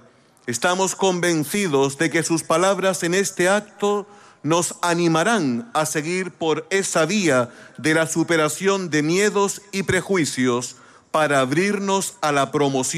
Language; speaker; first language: Spanish; native; Spanish